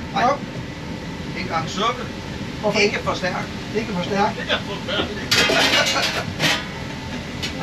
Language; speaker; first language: Danish; native; Danish